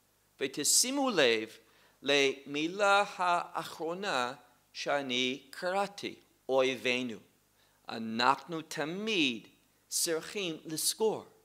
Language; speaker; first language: Hebrew; non-native, fluent; English